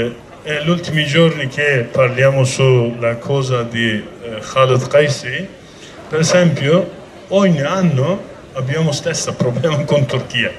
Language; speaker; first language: Italian; non-native, learner; Kurdish